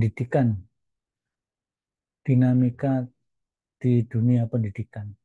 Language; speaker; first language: Indonesian; native; Indonesian